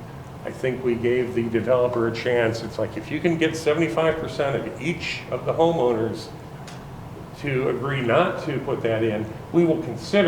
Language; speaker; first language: English; native; English